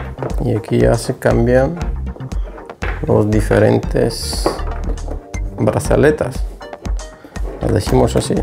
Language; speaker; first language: Spanish; non-native, fluent; Bulgarian